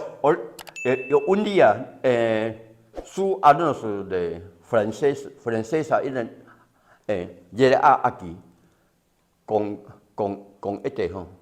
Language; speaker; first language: Spanish; non-native, learner; Chinese